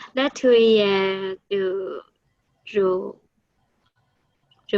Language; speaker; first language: French; non-native, learner; Cantonese